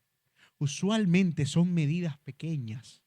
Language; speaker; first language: Spanish; native; Spanish